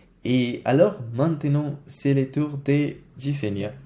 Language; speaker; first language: French; non-native, learner; Spanish